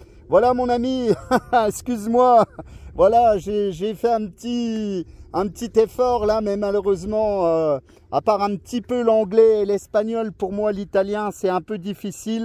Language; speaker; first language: French; native; French